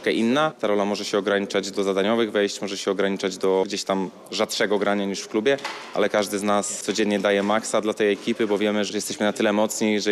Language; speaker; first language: Polish; native; Polish